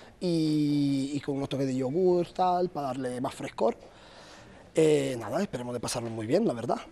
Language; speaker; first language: Spanish; non-native, fluent; Italian